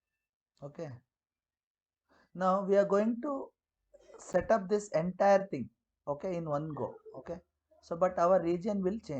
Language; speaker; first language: English; non-native, local second language; Kannada